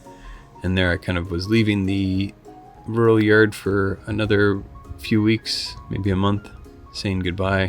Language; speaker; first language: English; native; English